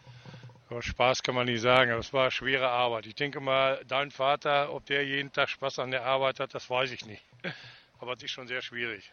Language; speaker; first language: German; native; German